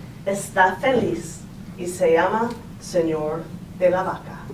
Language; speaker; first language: Spanish; non-native, fluent; English